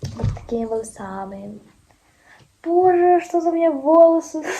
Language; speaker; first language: Russian; non-native, local second language; Kazakh